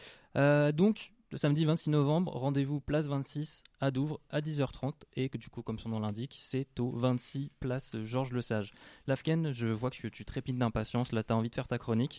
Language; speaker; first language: French; native; French